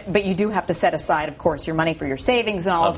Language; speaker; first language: English; native; English